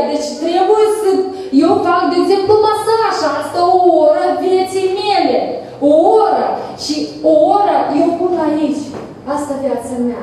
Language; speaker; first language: Romanian; non-native, learner; Russian